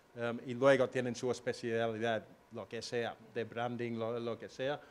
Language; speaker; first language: Spanish; non-native, fluent; English